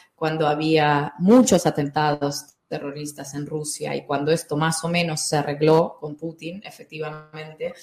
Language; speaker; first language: Spanish; non-native, fluent; Russian